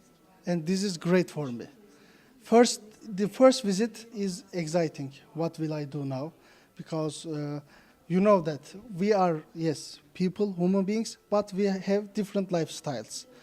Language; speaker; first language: English; non-native, fluent; Turkish